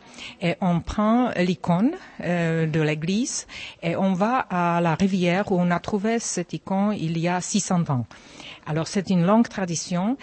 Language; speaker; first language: French; non-native, fluent; Czech